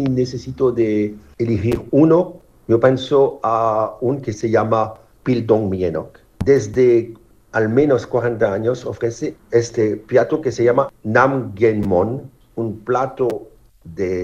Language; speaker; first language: Spanish; non-native, learner; French